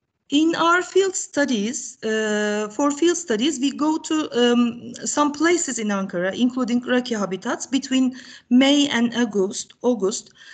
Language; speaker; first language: English; non-native, fluent; Turkish